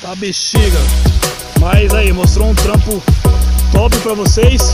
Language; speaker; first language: Portuguese; native; Portuguese